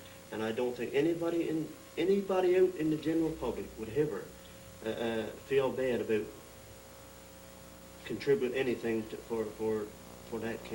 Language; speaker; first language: English; native; English